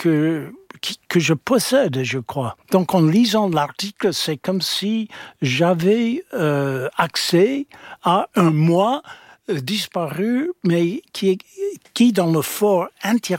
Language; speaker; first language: French; non-native, fluent; English